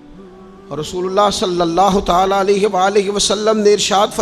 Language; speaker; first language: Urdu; non-native, local second language; Punjabi